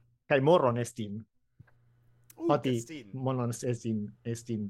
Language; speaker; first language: Greek; non-native, fluent; English